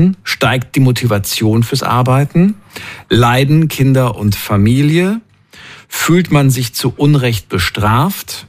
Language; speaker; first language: German; native; German